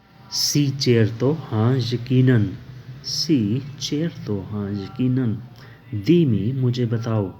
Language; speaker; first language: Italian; non-native, learner; Urdu